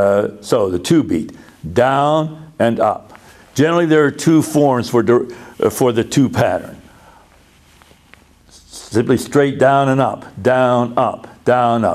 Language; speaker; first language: English; native; English